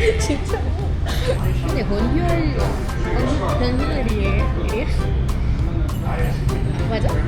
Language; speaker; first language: Korean; non-native, fluent; Spanish